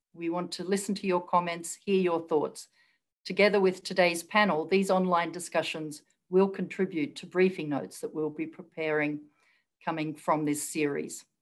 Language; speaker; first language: English; native; English